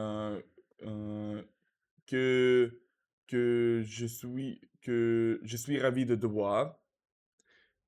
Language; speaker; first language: French; non-native, learner; Russian